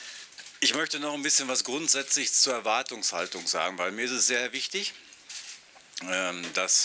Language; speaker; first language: German; native; German